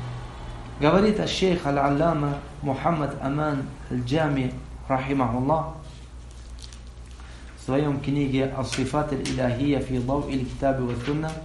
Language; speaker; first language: Russian; non-native, local second language; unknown